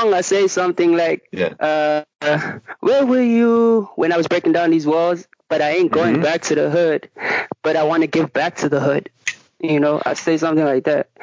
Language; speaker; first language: English; non-native, local second language; Zulu